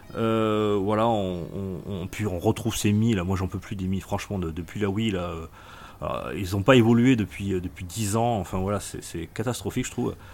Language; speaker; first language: French; native; French